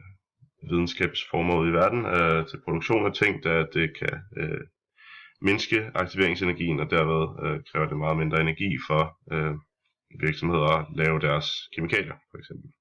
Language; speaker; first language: Danish; native; Danish